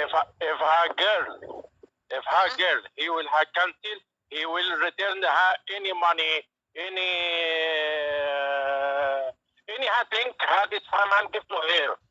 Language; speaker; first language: English; non-native, learner; Arabic